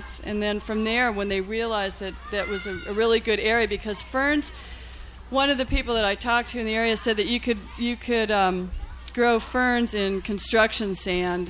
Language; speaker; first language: English; native; English